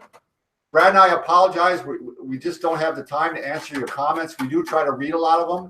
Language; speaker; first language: English; native; English